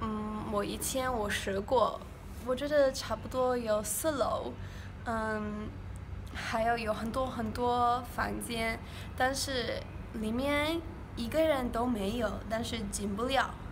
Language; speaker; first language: Chinese; non-native, learner; English